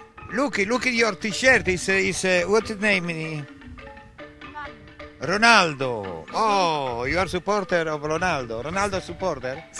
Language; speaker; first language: English; non-native, learner; Italian